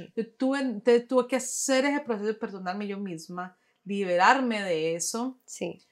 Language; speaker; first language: Spanish; early bilingual, heritage; Spanish